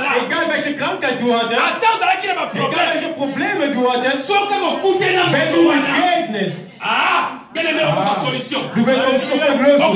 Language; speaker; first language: German; non-native, learner; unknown